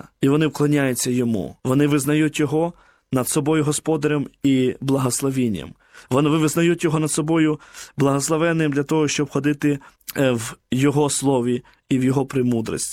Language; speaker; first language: Ukrainian; native; Ukrainian